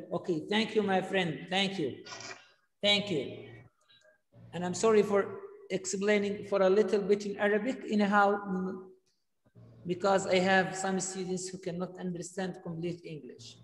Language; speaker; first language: English; non-native, fluent; Arabic